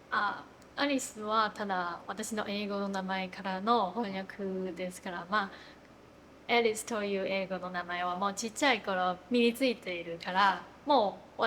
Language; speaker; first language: Japanese; non-native, fluent; Chinese